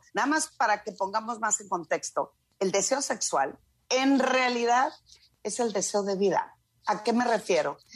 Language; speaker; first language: Spanish; native; Spanish